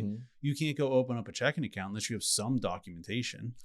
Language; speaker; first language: English; native; English